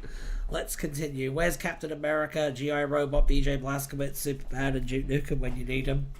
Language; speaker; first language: English; native; English